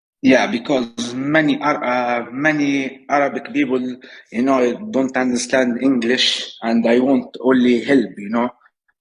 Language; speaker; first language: English; non-native, learner; Arabic